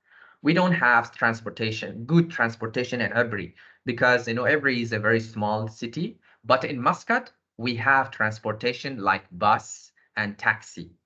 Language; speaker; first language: English; non-native, fluent; Arabic